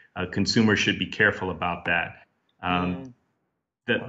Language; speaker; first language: English; native; English